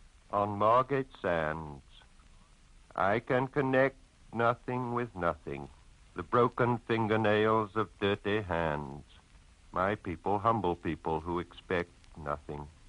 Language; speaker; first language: English; native; English